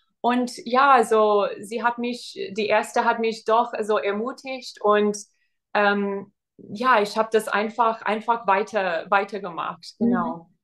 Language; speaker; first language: German; non-native, fluent; English